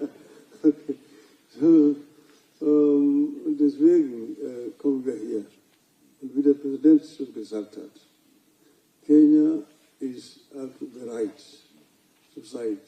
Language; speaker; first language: German; non-native, fluent; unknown